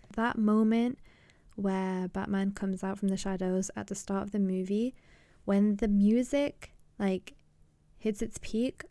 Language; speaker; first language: English; early bilingual, other home language; Punjabi